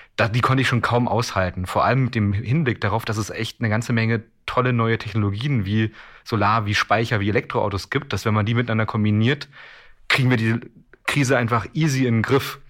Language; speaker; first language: German; native; German